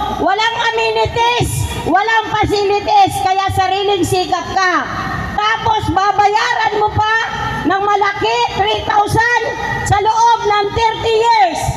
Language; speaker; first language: Filipino; non-native, local second language; Waray